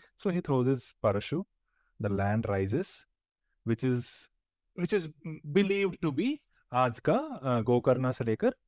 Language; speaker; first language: English; non-native, local second language; Tulu